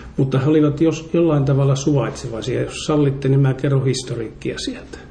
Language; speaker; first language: Finnish; native; Finnish